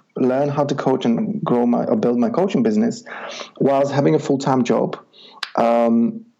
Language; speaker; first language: English; non-native, fluent; Czech